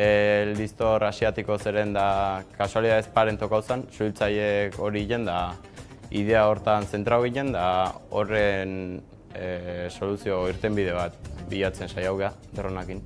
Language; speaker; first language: Basque; native; Basque